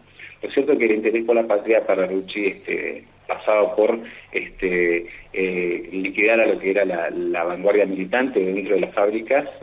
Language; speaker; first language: Spanish; native; Spanish